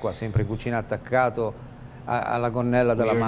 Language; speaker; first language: Italian; native; Italian